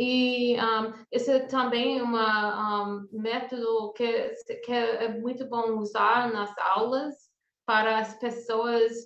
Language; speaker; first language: Portuguese; non-native, fluent; English